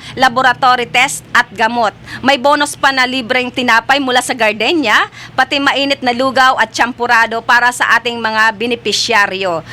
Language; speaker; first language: Filipino; non-native, local second language; Bikol